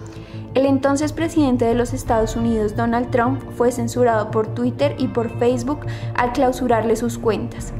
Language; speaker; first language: Spanish; native; Spanish